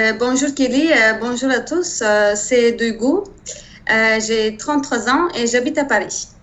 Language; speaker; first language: French; non-native, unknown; Turkish